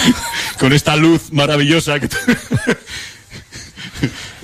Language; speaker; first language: Spanish; native; Spanish